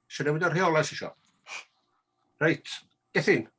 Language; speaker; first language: Welsh; native; Welsh